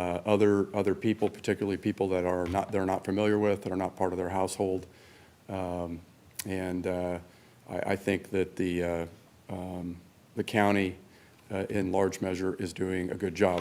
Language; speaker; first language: English; native; English